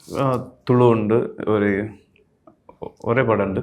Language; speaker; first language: Malayalam; non-native, learner; Tulu